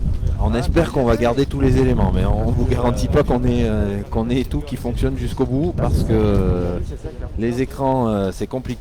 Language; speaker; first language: French; native; French